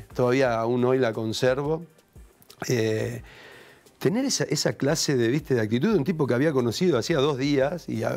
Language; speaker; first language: Spanish; native; Spanish